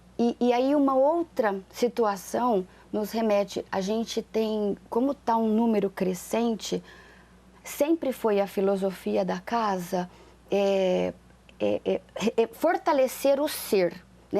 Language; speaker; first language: Portuguese; native; Portuguese